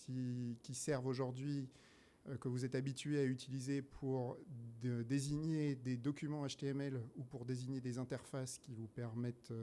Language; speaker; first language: French; native; French